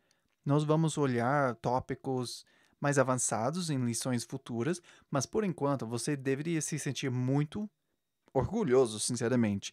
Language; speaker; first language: Portuguese; non-native, fluent; English